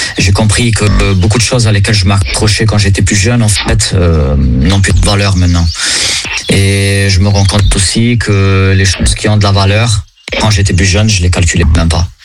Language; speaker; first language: French; early bilingual, heritage; Italian